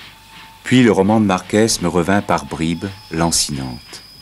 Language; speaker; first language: French; native; French